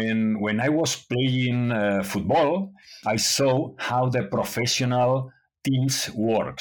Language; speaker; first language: English; non-native, fluent; Spanish